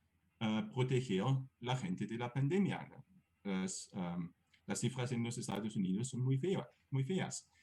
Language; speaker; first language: Spanish; non-native, fluent; German